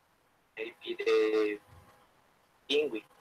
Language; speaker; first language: English; non-native, learner; Spanish